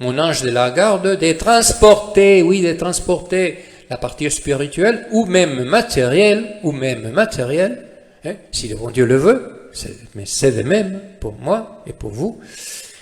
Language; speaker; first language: French; non-native, fluent; Spanish